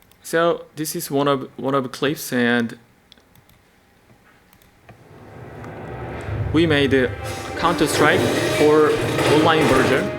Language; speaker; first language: English; non-native, learner; Korean